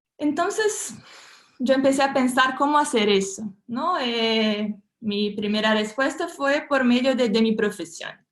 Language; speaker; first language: Spanish; non-native, fluent; Portuguese